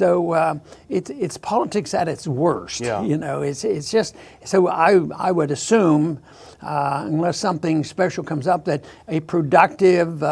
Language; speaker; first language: English; native; English